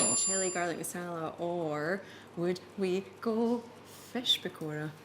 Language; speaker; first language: English; native; English